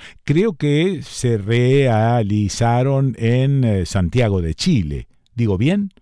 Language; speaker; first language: Spanish; native; Spanish